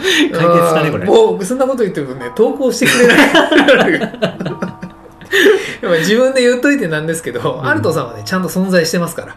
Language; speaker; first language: Japanese; native; Japanese